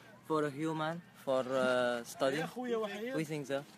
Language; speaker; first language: English; non-native, learner; Arabic